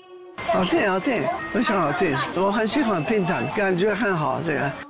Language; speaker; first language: Chinese; non-native, learner; Finnish